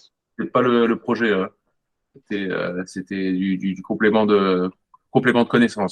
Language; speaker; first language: French; native; French